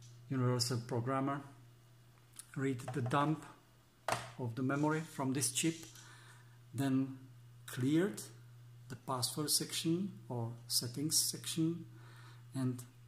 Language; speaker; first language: English; non-native, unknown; Czech